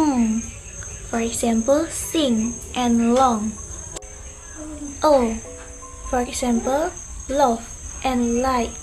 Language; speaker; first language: English; non-native, learner; Indonesian